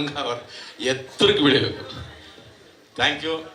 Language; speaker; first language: Kannada; native; Kannada